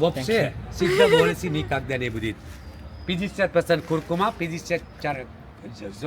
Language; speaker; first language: Russian; non-native, learner; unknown